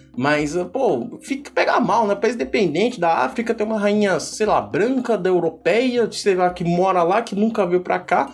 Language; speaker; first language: Portuguese; early bilingual, other home language; Igbo